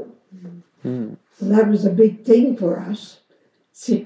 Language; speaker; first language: English; native; English